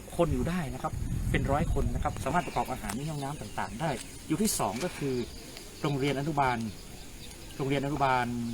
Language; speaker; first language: Thai; native; Thai